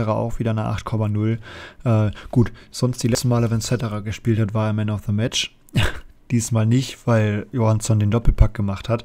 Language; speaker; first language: German; native; German